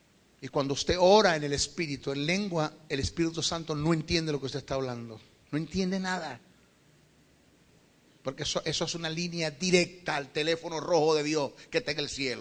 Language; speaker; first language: Spanish; native; Spanish